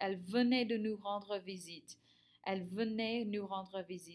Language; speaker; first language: French; non-native, fluent; English